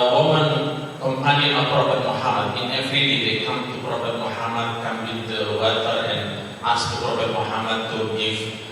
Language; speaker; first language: English; non-native, fluent; Indonesian